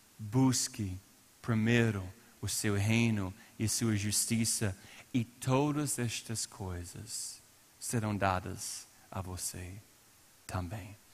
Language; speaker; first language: Portuguese; non-native, fluent; English